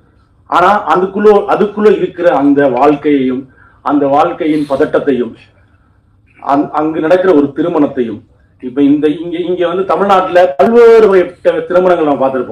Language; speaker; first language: Tamil; native; Tamil